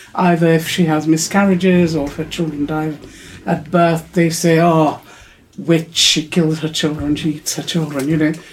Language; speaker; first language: English; non-native, local second language; Urdu